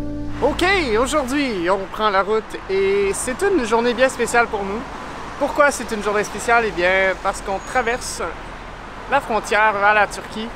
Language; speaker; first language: French; native; French